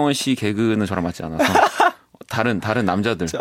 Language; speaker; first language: Korean; native; Korean